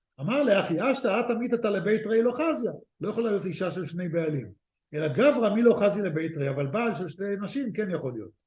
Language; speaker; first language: Hebrew; native; Hebrew